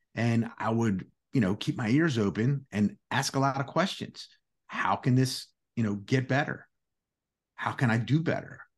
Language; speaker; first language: English; early bilingual, other home language; Greek